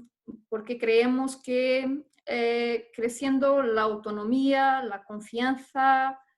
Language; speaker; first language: Spanish; non-native, fluent; Portuguese